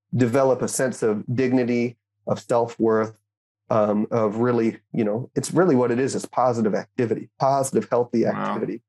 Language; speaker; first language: English; native; English